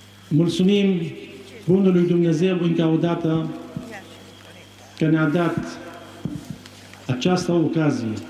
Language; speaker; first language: Romanian; non-native, fluent; Arabic